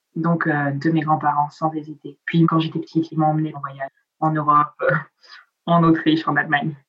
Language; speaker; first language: French; early bilingual, other home language; Italian